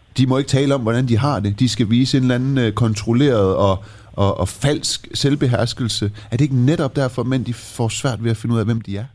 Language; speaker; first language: Danish; early bilingual, other home language; Persian